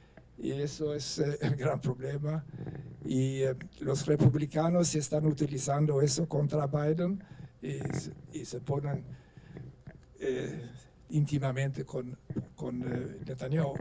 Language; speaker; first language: Spanish; non-native, fluent; Swedish